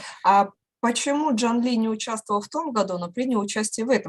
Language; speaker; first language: Russian; native; Russian